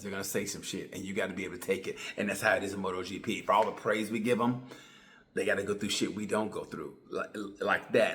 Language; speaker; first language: English; native; English